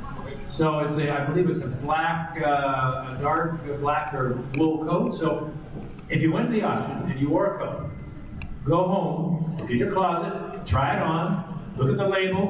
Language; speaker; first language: English; native; English